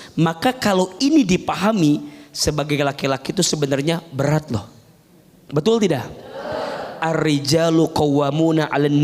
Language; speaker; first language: Indonesian; native; Indonesian